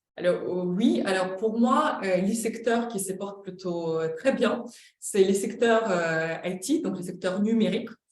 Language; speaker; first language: French; non-native, fluent; Ukrainian